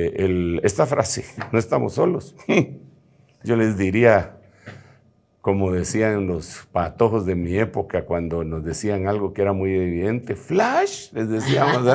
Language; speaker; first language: Spanish; native; Spanish